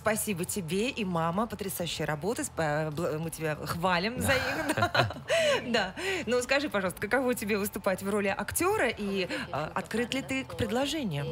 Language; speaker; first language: Russian; native; Russian